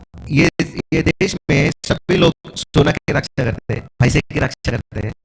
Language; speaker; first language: Hindi; non-native, local second language; Telugu